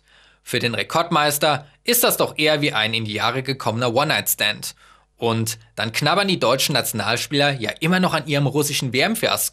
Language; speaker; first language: German; native; German